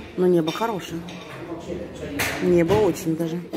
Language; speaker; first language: Russian; native; Russian